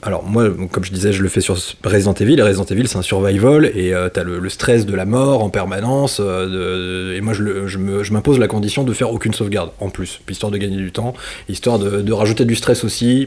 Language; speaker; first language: French; native; French